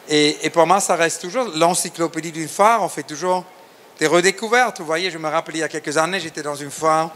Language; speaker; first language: French; native; French